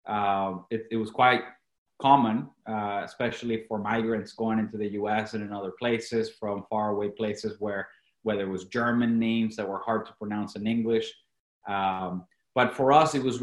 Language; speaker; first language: English; non-native, fluent; Spanish